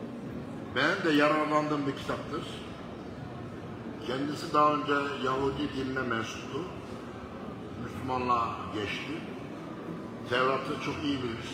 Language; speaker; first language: Turkish; native; Turkish